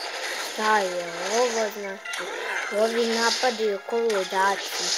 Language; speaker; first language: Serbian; early bilingual, heritage; Serbian